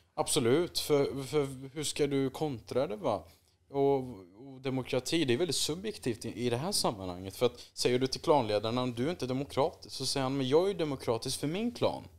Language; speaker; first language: Swedish; native; Swedish